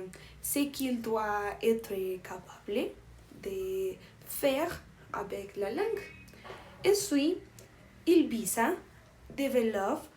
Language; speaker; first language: French; non-native, fluent; Spanish